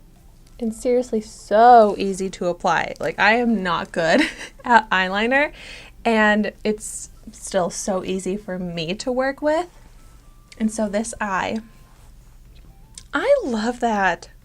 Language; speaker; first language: English; native; English